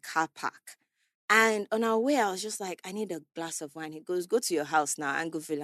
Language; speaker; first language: English; native; English